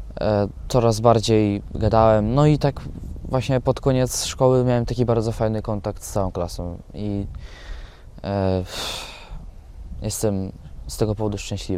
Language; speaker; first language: Polish; non-native, fluent; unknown